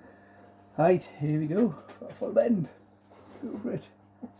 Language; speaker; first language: English; native; English